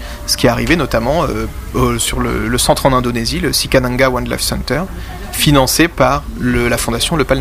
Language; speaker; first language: French; native; French